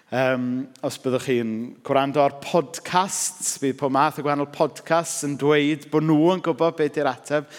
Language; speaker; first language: Welsh; native; Welsh